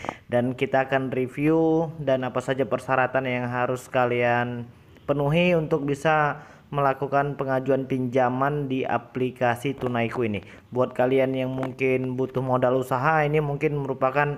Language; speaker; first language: Indonesian; native; Indonesian